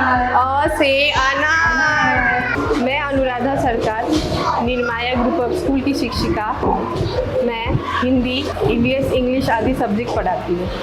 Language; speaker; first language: Hindi; non-native, local second language; Bangla